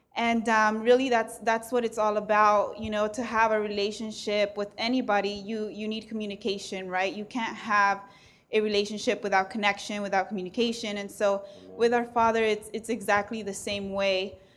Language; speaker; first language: English; early bilingual, other home language; Spanish